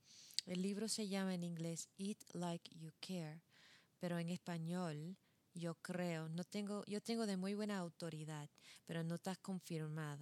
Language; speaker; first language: Spanish; non-native, fluent; English